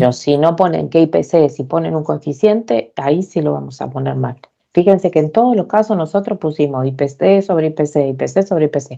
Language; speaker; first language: Spanish; native; Spanish